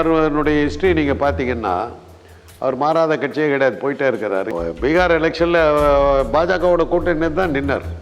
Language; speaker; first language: Tamil; native; Tamil